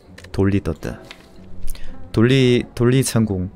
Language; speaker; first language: Korean; native; Korean